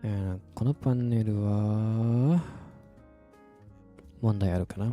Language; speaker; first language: Japanese; non-native, fluent; Indonesian